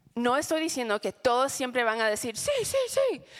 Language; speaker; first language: Spanish; non-native, fluent; English